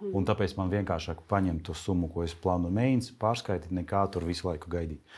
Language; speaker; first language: Latvian; non-native, local second language; Russian